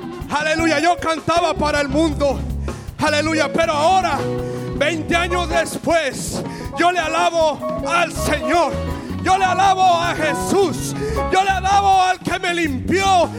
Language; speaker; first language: Spanish; native; Spanish